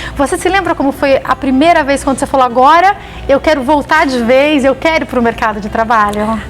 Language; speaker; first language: Portuguese; native; Portuguese